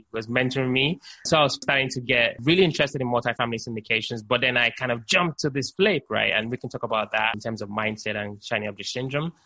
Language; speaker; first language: English; non-native, local second language; Yoruba